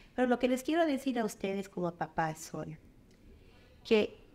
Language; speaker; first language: Spanish; native; Spanish